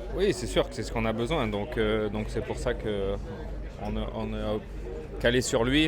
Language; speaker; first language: French; native; French